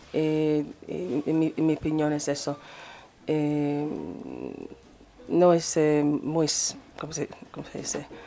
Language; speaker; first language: Spanish; non-native, learner; English